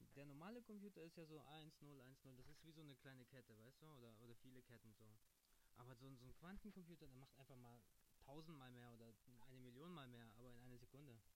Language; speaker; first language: German; early bilingual, other home language; Russian